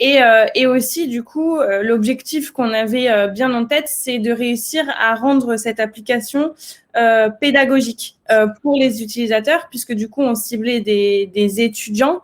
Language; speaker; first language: French; native; French